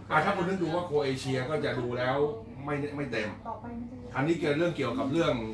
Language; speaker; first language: Thai; native; Thai